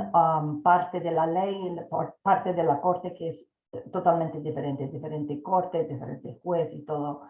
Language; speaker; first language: Spanish; non-native, fluent; English